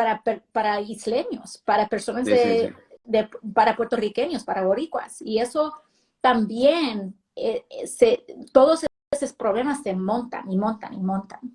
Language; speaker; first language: Spanish; early bilingual, heritage; Spanish